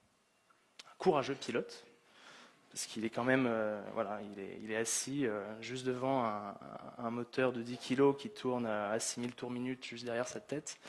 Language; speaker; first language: French; native; French